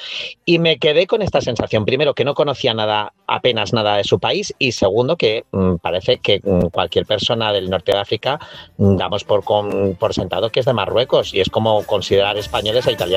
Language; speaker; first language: Spanish; native; Spanish